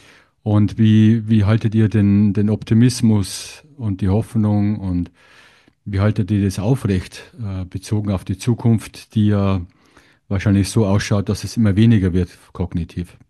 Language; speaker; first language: German; native; German